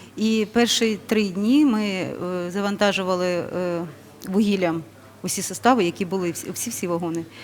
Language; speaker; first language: Ukrainian; non-native, local second language; Russian